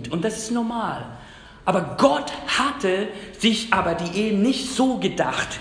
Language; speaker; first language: German; non-native, fluent; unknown